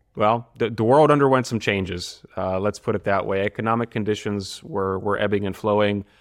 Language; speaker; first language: English; non-native, fluent; Bulgarian